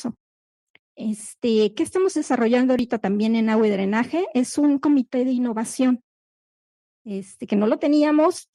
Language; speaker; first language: Spanish; native; Spanish